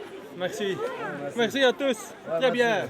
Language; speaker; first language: French; non-native, local second language; Dutch